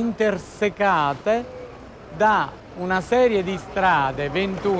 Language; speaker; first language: Italian; native; Italian